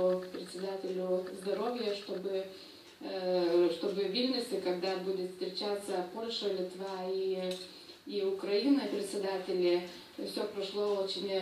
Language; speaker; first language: Russian; non-native, fluent; Lithuanian